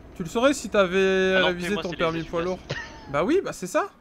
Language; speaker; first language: French; native; French